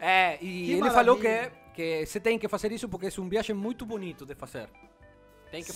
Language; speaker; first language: Portuguese; non-native, learner; Spanish